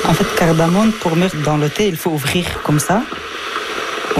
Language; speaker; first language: French; early bilingual, other home language; Persian